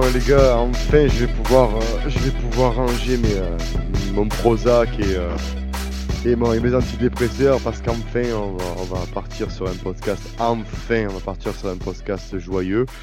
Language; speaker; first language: French; native; French